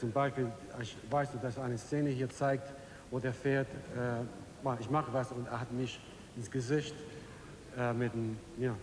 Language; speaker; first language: German; early bilingual, heritage; Italian